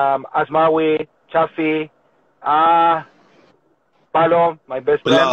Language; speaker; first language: English; non-native, learner; Spanish